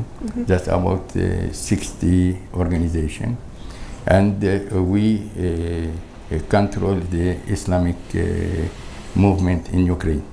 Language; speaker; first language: English; non-native, learner; Crimean Tatar